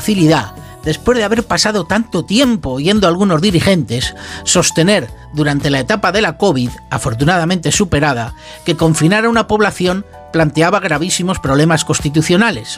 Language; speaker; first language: Spanish; native; Spanish